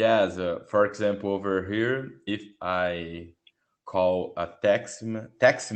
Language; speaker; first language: English; non-native, learner; Portuguese